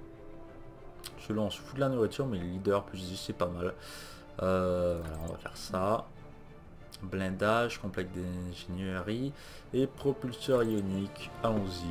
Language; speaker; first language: French; native; French